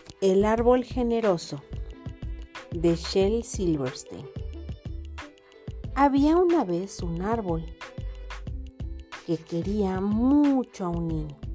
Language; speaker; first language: Spanish; non-native, fluent; Portuguese